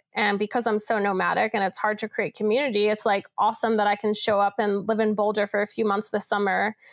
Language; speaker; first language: English; native; English